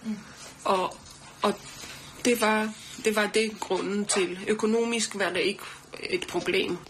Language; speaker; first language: Danish; non-native, learner; Romanian